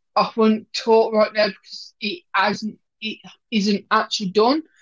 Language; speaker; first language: English; native; English